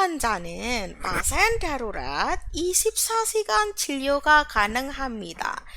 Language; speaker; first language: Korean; non-native, fluent; Indonesian